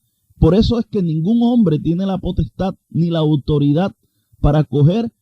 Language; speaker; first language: Spanish; native; Spanish